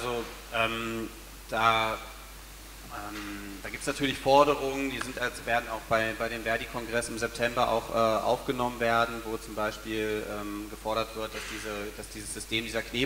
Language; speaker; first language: German; native; German